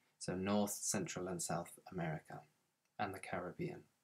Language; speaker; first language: English; native; English